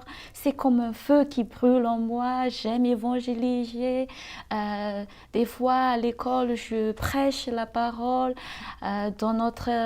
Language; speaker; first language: French; non-native, local second language; Malagasy